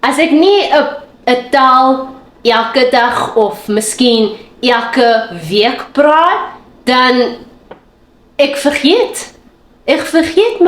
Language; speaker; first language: Afrikaans; non-native, local second language; Xhosa